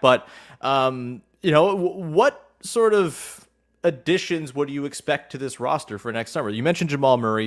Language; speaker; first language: English; native; English